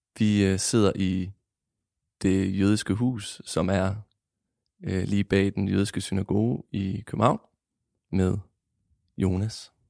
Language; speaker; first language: Danish; native; Danish